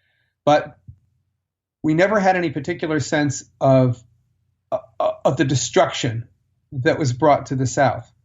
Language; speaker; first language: English; native; English